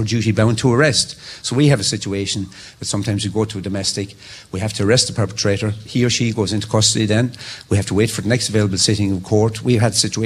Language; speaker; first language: English; native; English